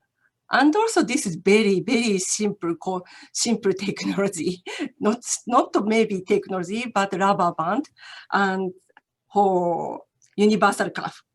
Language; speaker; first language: English; non-native, learner; Japanese